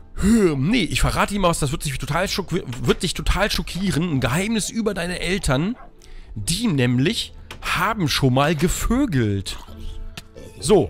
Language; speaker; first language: German; native; German